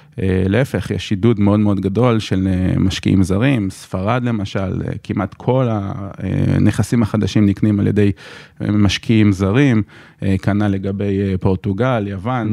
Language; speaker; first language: Hebrew; native; Hebrew